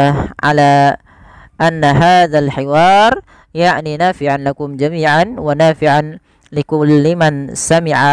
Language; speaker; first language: Arabic; non-native, fluent; Indonesian